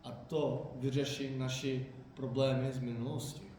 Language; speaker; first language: Czech; non-native, fluent; Korean